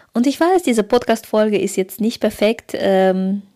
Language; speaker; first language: German; early bilingual, other home language; Russian